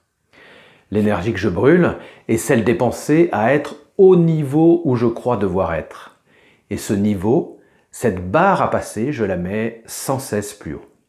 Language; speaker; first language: French; native; French